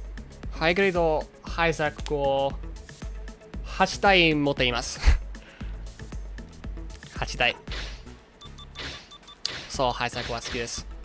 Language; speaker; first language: Japanese; non-native, learner; English